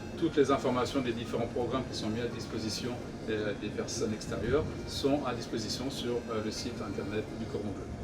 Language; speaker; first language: French; native; French